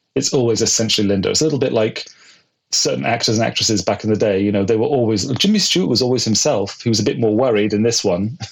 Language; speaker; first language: English; native; English